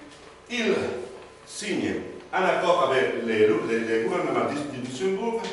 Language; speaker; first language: French; non-native, learner; Spanish